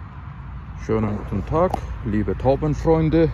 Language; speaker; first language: German; non-native, fluent; Azerbaijani